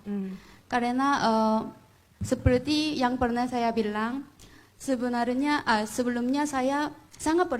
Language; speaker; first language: Indonesian; non-native, fluent; Korean